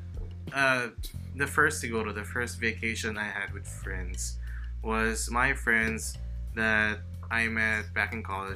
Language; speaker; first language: English; non-native, local second language; Filipino